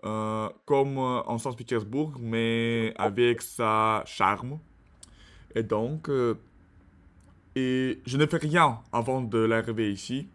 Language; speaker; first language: French; non-native, learner; Russian